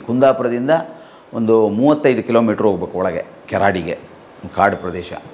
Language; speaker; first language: Kannada; non-native, local second language; Malayalam